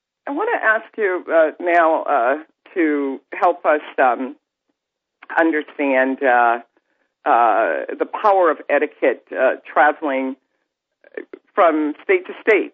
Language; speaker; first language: English; native; English